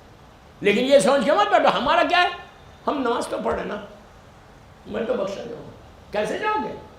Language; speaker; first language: Urdu; native; Urdu